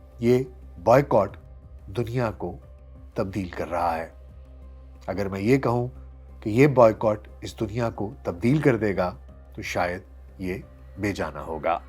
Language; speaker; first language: Urdu; native; Urdu